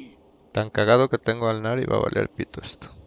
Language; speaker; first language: Spanish; native; Spanish